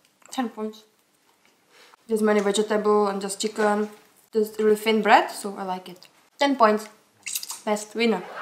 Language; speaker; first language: English; non-native, learner; Czech